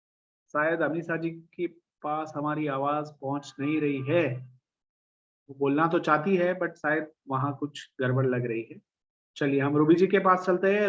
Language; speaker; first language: Hindi; native; Hindi